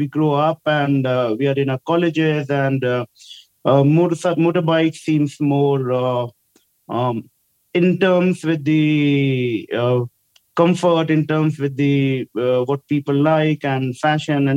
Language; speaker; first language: English; non-native, local second language; Hindi